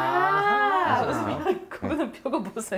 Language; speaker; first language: Korean; non-native, learner; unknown